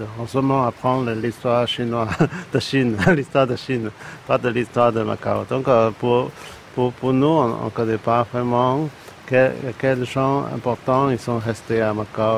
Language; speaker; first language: French; non-native, learner; Cantonese